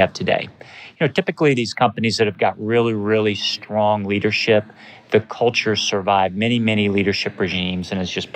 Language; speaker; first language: English; native; English